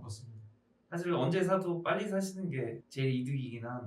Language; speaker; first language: Korean; native; Korean